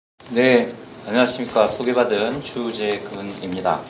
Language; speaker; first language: Korean; native; Korean